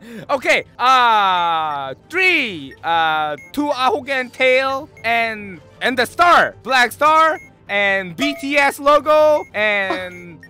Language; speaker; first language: English; non-native, learner; Korean